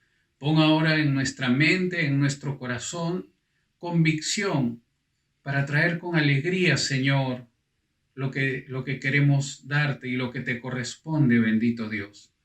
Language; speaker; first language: Spanish; native; Spanish